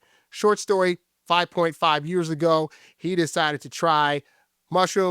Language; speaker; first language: English; native; English